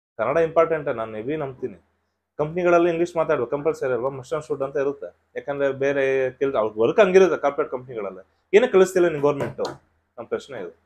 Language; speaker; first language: Kannada; non-native, local second language; Telugu